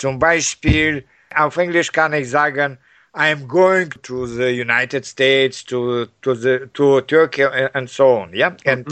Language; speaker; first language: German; non-native, learner; Russian